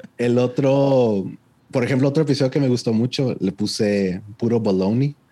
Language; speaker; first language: Spanish; early bilingual, heritage; Spanish